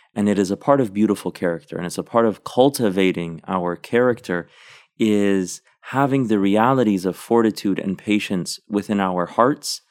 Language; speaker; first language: English; native; English